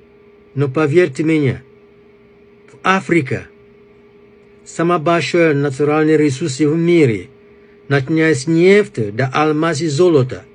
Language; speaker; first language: Russian; non-native, fluent; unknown